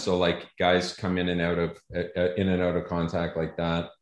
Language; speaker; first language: English; native; English